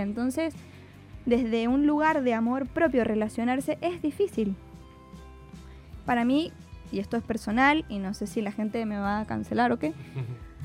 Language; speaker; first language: Spanish; native; Spanish